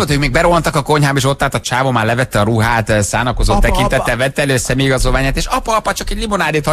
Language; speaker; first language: Hungarian; native; Hungarian